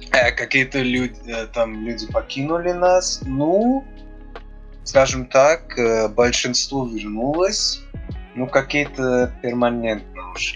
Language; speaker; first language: Russian; early bilingual, heritage; Russian